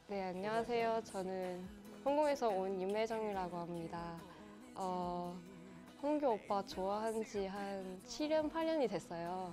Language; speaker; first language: Korean; non-native, fluent; Cantonese